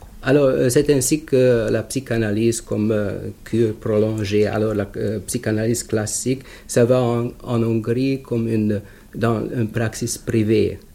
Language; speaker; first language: French; non-native, fluent; Hungarian